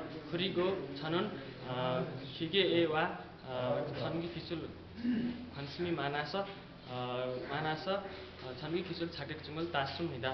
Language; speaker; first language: Korean; non-native, learner; Nepali